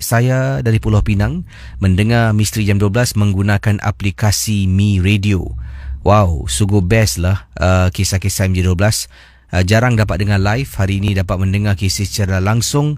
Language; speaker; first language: Malay; native; Malay